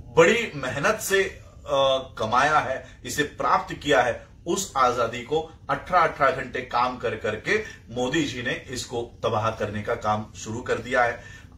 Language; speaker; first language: Hindi; non-native, local second language; Marathi